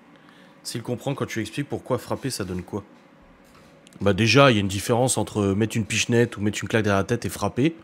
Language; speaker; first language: French; native; French